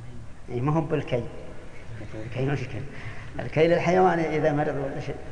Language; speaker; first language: Arabic; native; Arabic